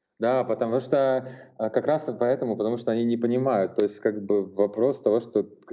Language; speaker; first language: Russian; native; Russian